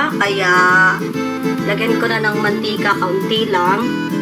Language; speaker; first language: Filipino; native; Filipino